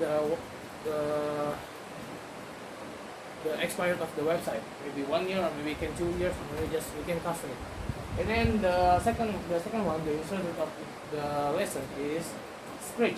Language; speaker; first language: English; non-native, learner; Indonesian